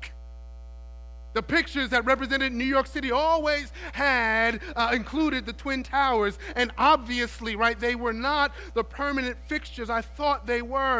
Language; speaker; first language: English; native; English